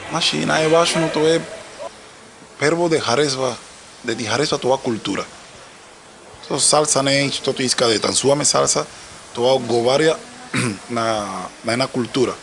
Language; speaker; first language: Bulgarian; non-native, learner; Spanish